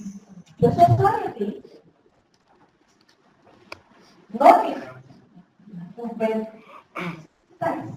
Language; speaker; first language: English; non-native, fluent; Indonesian